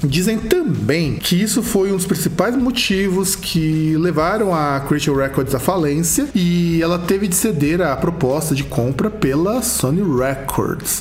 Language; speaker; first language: Portuguese; native; Portuguese